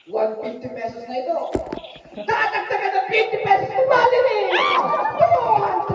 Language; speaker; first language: Filipino; native; Filipino